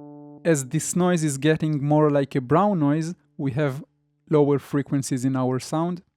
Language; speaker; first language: English; non-native, fluent; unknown